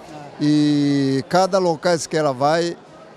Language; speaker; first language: Portuguese; non-native, learner; Japanese